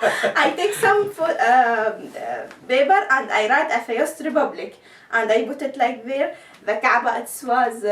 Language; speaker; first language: English; non-native, learner; Arabic